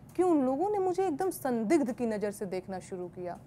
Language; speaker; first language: Hindi; native; Hindi